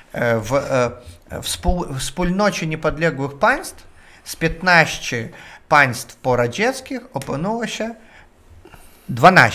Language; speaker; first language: Polish; non-native, learner; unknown